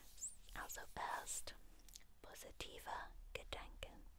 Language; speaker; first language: German; non-native, learner; English